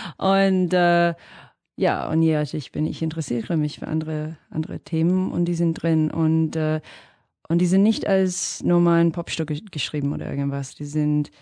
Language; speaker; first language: German; non-native, fluent; English